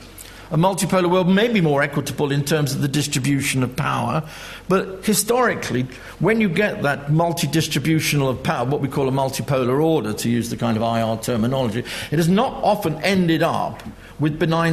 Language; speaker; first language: English; native; English